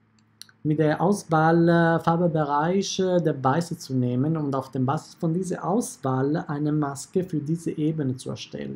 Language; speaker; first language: German; non-native, fluent; Italian